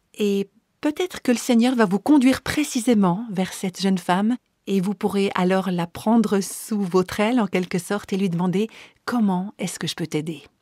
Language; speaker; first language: French; native; French